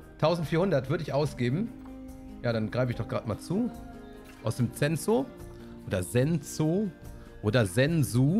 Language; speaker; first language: German; native; German